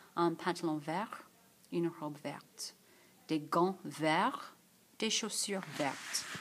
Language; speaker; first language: French; non-native, fluent; English